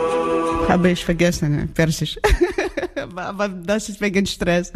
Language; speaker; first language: German; non-native, learner; Ukrainian